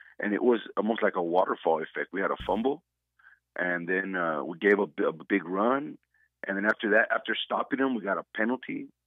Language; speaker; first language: English; native; English